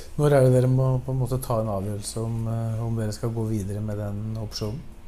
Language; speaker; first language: Norwegian; native; Norwegian